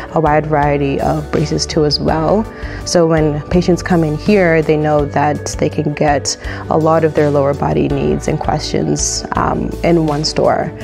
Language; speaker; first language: English; native; English